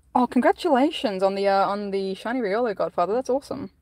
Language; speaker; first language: English; native; English